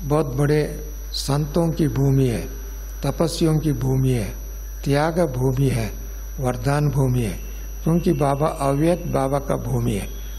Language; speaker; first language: Hindi; non-native, local second language; Kannada